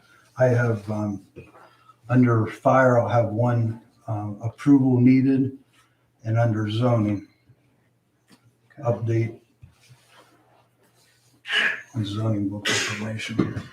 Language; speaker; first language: English; native; English